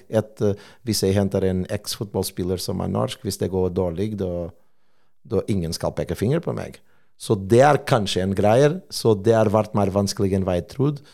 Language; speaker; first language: Norwegian; non-native, fluent; Portuguese